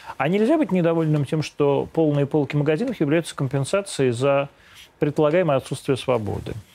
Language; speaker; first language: Russian; native; Russian